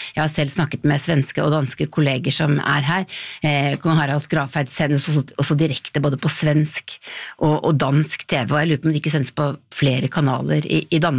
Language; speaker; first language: Norwegian; native; Norwegian